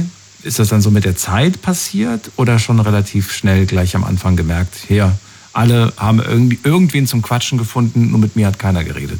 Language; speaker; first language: German; native; German